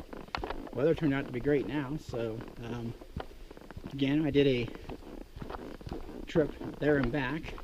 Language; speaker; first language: English; native; English